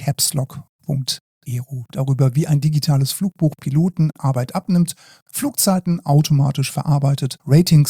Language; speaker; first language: German; native; German